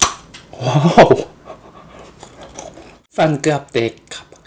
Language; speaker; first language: Thai; non-native, learner; Korean